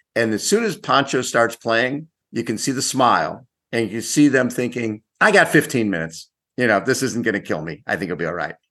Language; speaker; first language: English; native; English